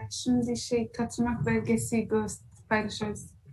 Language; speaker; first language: Turkish; non-native, learner; Arabic